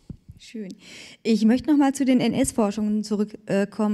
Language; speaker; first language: German; native; German